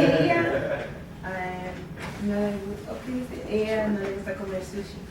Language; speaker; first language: Spanish; non-native, learner; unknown